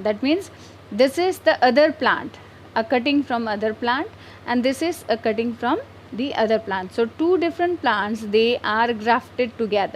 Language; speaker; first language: English; non-native, local second language; Hindi